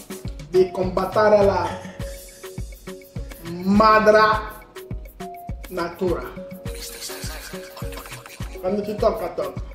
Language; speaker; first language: Italian; non-native, learner; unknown